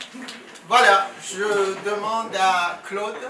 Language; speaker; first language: French; non-native, fluent; Persian